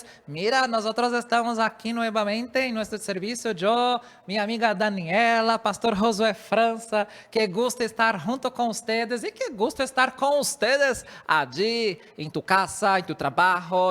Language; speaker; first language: Spanish; non-native, learner; Portuguese